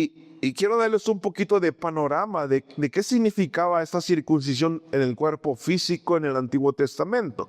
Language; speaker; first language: Spanish; native; Spanish